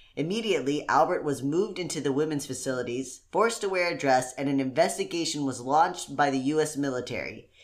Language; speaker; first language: English; native; English